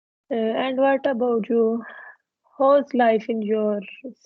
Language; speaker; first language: English; non-native, learner; Punjabi